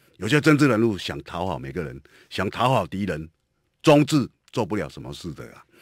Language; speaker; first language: Chinese; native; Chinese